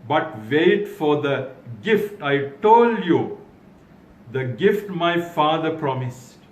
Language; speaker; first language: English; non-native, local second language; Sinhala